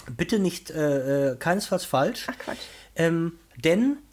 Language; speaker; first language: German; non-native, fluent; Portuguese